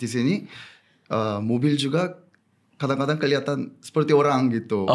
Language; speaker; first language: Indonesian; non-native, fluent; Korean